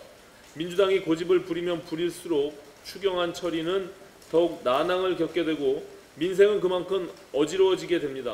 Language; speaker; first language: Korean; native; Korean